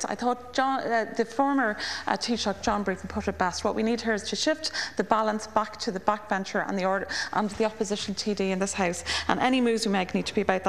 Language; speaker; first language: English; native; English